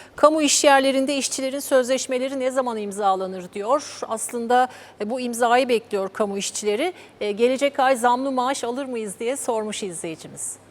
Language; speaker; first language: Turkish; native; Turkish